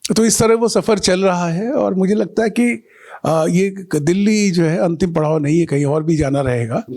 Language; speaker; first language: Hindi; non-native, local second language; Bangla